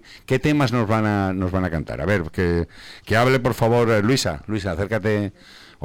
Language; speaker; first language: Spanish; native; Spanish